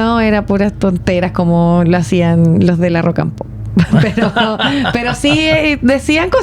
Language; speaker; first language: Spanish; native; Spanish